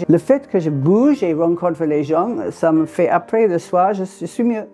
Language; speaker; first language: French; non-native, fluent; English